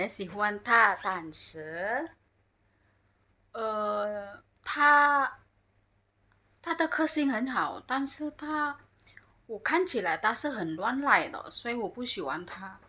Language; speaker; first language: Chinese; non-native, fluent; Indonesian